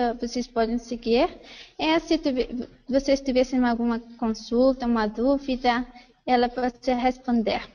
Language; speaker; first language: Portuguese; non-native, fluent; Spanish